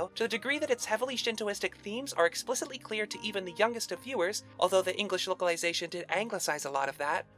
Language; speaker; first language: English; native; English